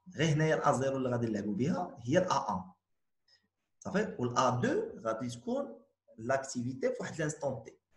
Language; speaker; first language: French; non-native, local second language; Arabic